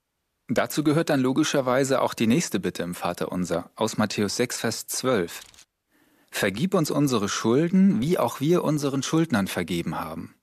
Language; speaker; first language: German; native; German